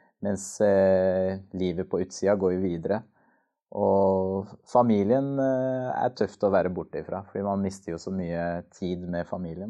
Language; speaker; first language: Norwegian; native; Norwegian